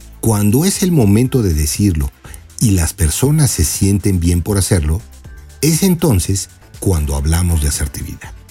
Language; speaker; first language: Spanish; native; Spanish